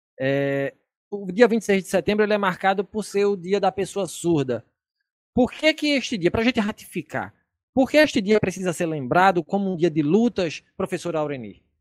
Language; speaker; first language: Portuguese; native; Portuguese